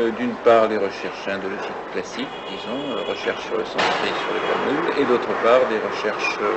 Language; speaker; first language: French; native; French